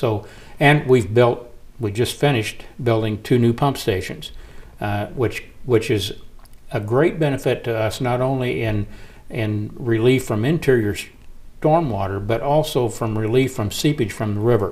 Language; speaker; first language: English; native; English